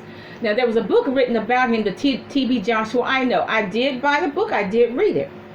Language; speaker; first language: English; native; English